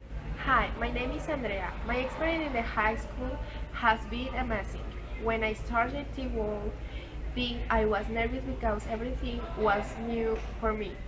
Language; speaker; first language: English; non-native, learner; Spanish